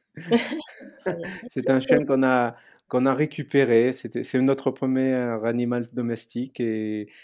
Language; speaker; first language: French; native; French